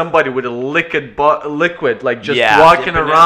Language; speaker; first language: English; non-native, fluent; Ukrainian